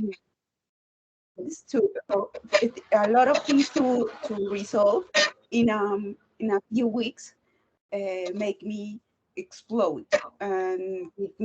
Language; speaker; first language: English; non-native, learner; Spanish